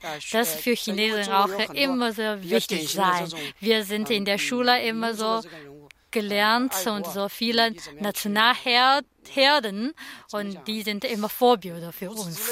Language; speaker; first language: German; non-native, learner; Chinese